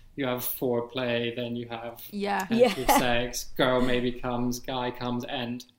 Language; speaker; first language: English; native; English